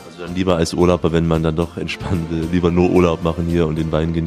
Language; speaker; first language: German; native; German